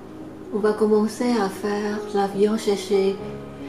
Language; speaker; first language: French; non-native, learner; Vietnamese